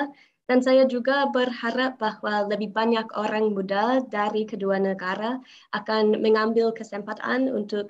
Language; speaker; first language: Indonesian; non-native, fluent; English